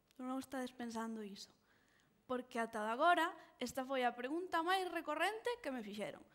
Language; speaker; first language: Galician; non-native, local second language; Spanish